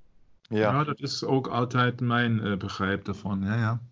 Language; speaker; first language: Dutch; non-native, learner; German